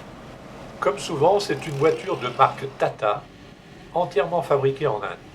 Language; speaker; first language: French; native; French